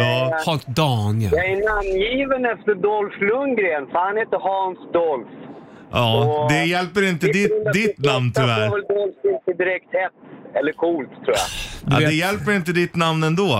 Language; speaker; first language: Swedish; native; Swedish